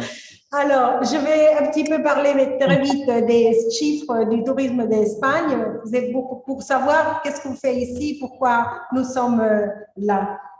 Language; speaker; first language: French; non-native, fluent; Spanish